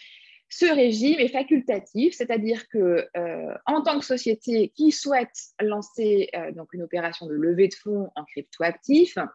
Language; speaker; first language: French; native; French